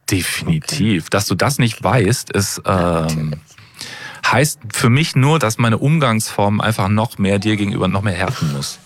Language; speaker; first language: German; native; German